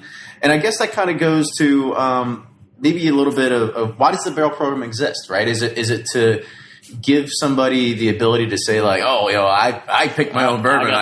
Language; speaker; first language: English; native; English